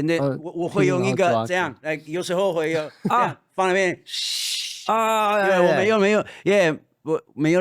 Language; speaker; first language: Chinese; non-native, fluent; Spanish